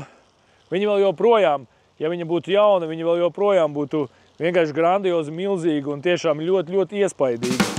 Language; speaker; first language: Latvian; native; Latvian